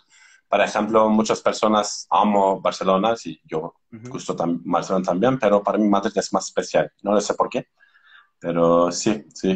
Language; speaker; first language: Spanish; non-native, learner; Turkish